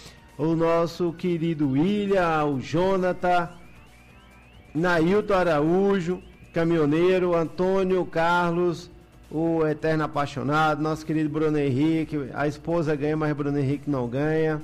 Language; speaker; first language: Portuguese; native; Portuguese